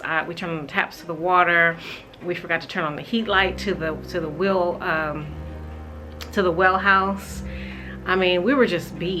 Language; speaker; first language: English; native; English